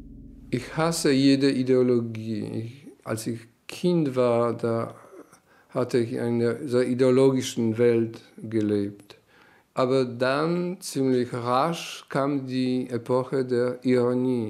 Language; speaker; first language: German; non-native, fluent; Polish